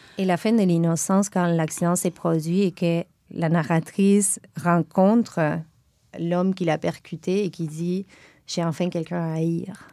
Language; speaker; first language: French; non-native, fluent; Spanish